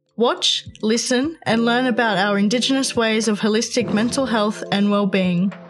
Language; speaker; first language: English; native; English